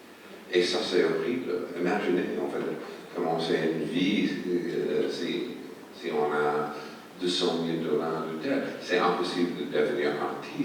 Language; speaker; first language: French; non-native, fluent; English